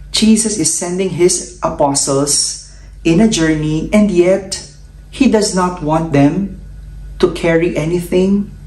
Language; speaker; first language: English; non-native, local second language; Filipino